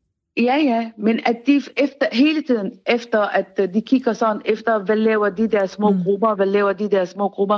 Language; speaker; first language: Danish; non-native, learner; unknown